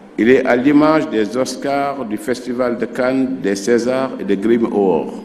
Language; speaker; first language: French; non-native, local second language; Wolof